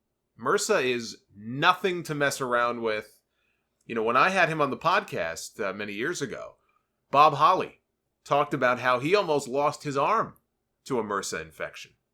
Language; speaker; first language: English; native; English